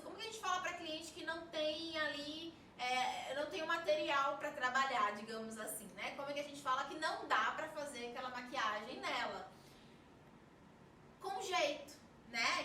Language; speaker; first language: Portuguese; native; Portuguese